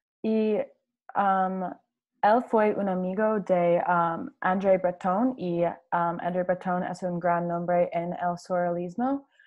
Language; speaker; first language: Spanish; non-native, learner; English